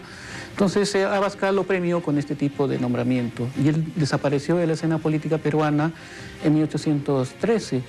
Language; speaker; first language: Spanish; native; Spanish